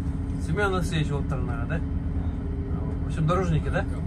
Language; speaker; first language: Russian; native; Russian